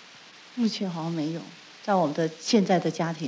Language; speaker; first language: Chinese; native; Chinese